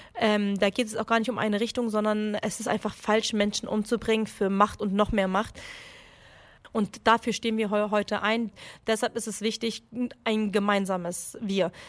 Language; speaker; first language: German; early bilingual, other home language; Kurdish